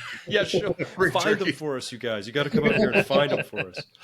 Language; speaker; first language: English; native; English